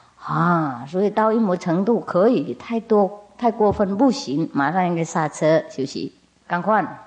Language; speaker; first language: Chinese; non-native, fluent; Vietnamese